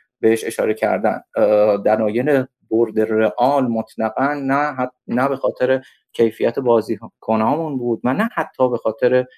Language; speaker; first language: Persian; native; Persian